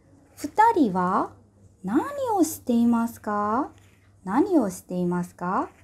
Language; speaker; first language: Japanese; non-native, fluent; Indonesian